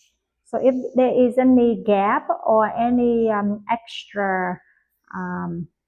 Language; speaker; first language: English; non-native, fluent; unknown